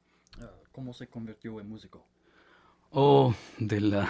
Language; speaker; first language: Spanish; non-native, learner; English